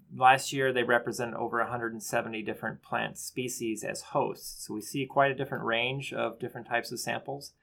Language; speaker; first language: English; native; English